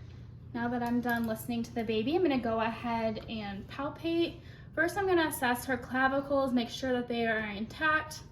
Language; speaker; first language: English; native; English